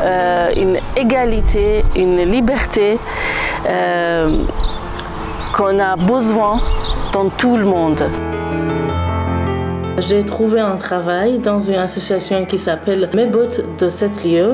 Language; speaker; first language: French; non-native, learner; Kurdish